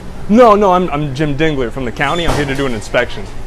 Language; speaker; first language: English; native; English